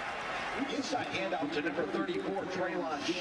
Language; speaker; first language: English; native; English